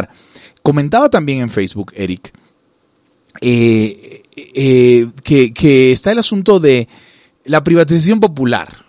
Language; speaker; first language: Spanish; native; Spanish